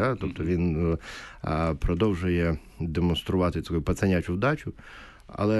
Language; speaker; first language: Ukrainian; native; Ukrainian